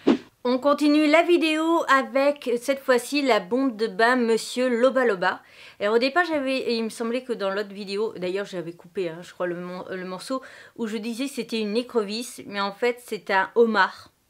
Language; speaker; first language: French; native; French